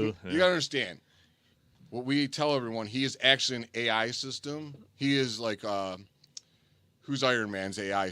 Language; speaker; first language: English; native; English